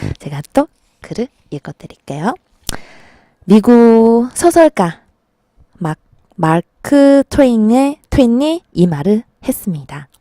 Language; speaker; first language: Korean; non-native, fluent; Chinese